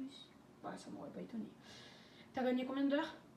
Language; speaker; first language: French; native; French